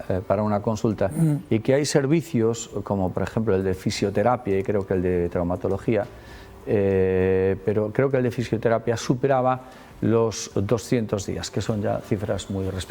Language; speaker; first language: Spanish; native; Spanish